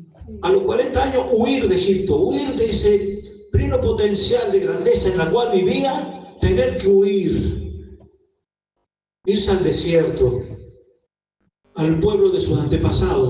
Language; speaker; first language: Spanish; native; Spanish